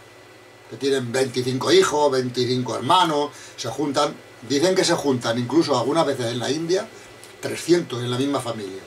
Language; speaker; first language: Spanish; native; Spanish